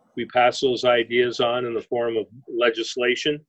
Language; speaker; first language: English; native; English